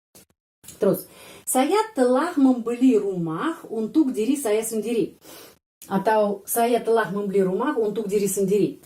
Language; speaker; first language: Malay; non-native, fluent; Russian